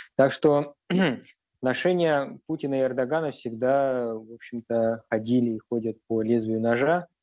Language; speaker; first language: Russian; native; Russian